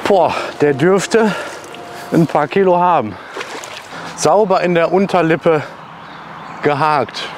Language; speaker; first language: German; native; German